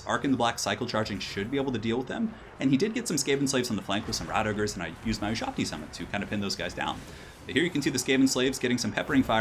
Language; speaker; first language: English; native; English